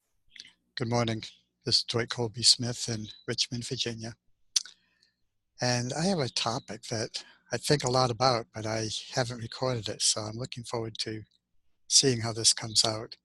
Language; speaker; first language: English; native; English